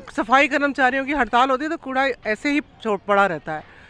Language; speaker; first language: Hindi; native; Hindi